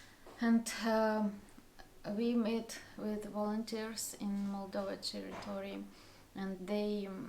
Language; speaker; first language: English; non-native, learner; Russian